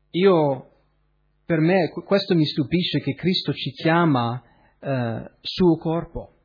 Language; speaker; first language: Italian; early bilingual, other home language; English